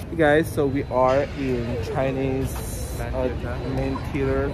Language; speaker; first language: English; non-native, fluent; Indonesian